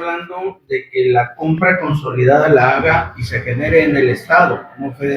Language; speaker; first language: Spanish; native; Spanish